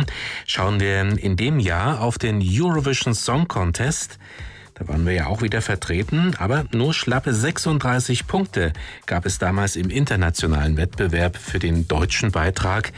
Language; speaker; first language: German; native; German